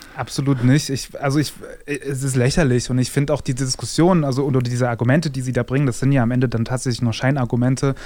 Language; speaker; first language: German; native; German